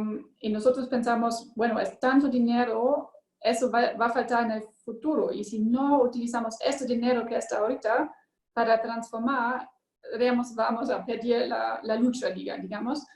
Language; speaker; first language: Spanish; non-native, learner; German